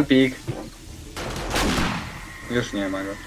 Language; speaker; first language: Polish; native; Polish